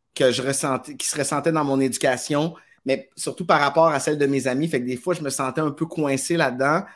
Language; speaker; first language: French; native; French